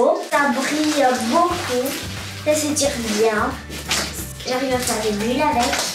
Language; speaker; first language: French; early bilingual, other home language; Russian